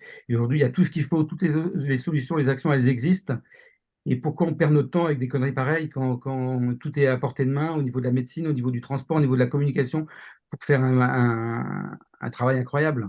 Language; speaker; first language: French; native; French